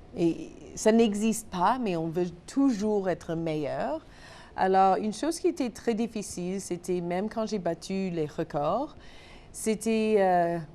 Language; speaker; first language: French; non-native, local second language; English